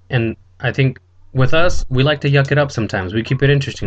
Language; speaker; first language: English; early bilingual, other home language; Spanish